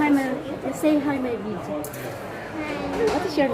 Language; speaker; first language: English; non-native, learner; Filipino